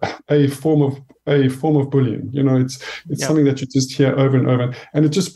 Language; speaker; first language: English; native; English